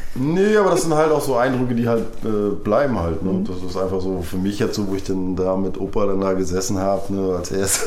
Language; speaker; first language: German; native; German